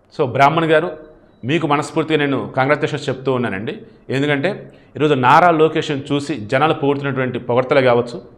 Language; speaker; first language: Telugu; native; Telugu